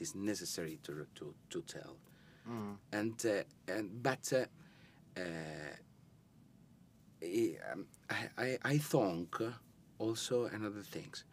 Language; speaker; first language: English; non-native, learner; Italian